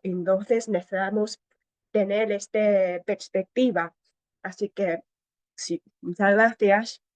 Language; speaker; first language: Spanish; non-native, learner; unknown